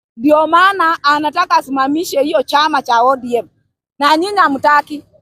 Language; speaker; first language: Swahili; non-native, local second language; Luo (Kenya and Tanzania)